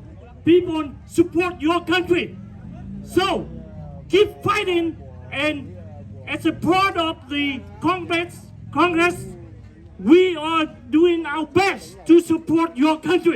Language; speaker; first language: English; non-native, fluent; Vietnamese